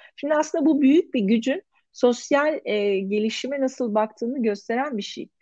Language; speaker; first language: Turkish; native; Turkish